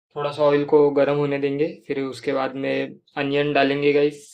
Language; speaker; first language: Hindi; non-native, local second language; Marathi